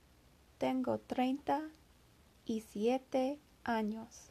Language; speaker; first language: Spanish; non-native, learner; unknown